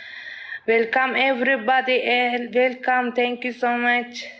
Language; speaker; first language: English; non-native, learner; Uzbek